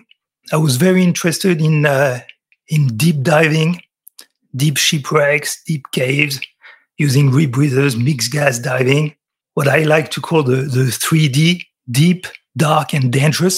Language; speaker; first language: English; non-native, fluent; French